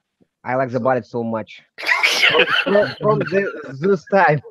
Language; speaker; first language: English; non-native, learner; Russian